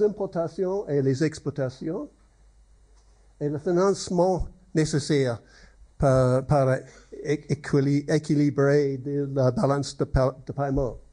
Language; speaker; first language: French; non-native, learner; English